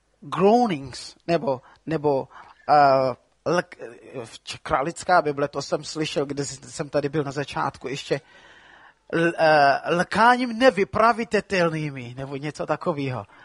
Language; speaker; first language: Czech; non-native, fluent; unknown